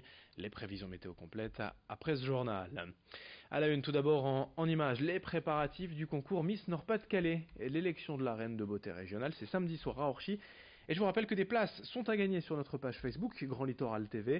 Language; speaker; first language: French; native; French